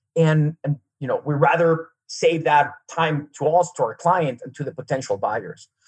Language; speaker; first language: English; non-native, fluent; Serbian